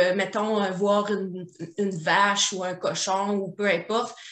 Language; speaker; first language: French; native; French